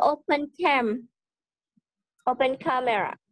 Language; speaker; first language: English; non-native, learner; Indonesian